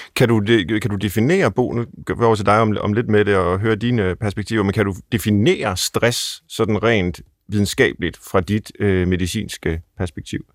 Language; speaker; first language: Danish; native; Danish